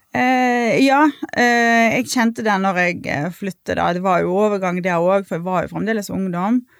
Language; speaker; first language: Norwegian; non-native, fluent; Russian